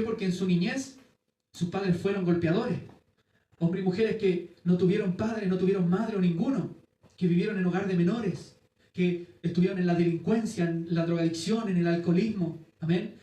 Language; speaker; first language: Spanish; native; Spanish